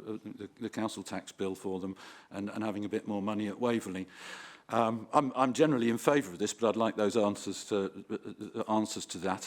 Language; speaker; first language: English; native; English